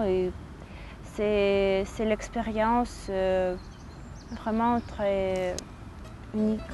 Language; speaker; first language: French; non-native, learner; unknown